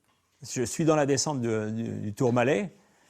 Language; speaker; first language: French; native; French